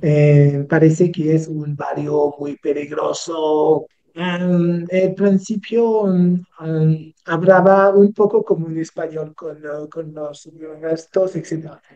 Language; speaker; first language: Spanish; non-native, learner; French